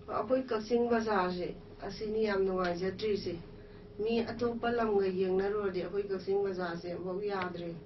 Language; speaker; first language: Manipuri; native; Manipuri